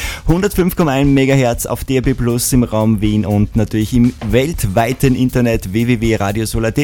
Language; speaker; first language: German; native; German